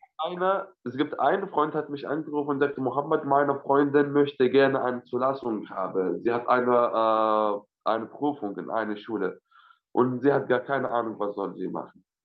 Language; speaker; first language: German; non-native, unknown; Arabic